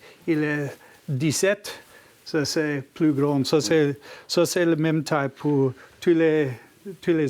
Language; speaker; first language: French; non-native, learner; English